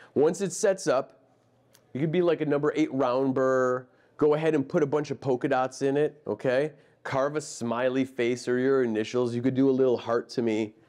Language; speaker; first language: English; native; English